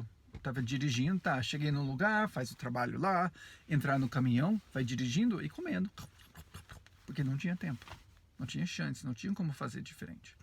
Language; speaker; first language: Portuguese; non-native, fluent; English